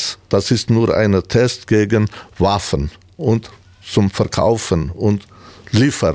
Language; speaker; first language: German; non-native, learner; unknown